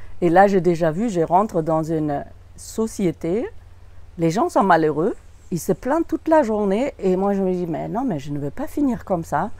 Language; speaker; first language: French; non-native, fluent; German